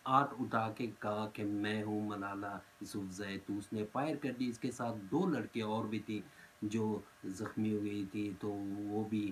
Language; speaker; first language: Urdu; non-native, fluent; Pashto